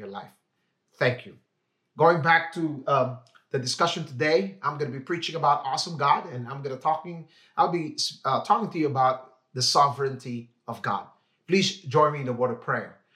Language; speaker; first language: English; non-native, local second language; Filipino